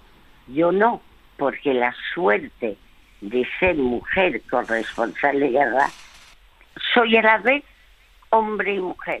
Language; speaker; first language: Spanish; early bilingual, other home language; French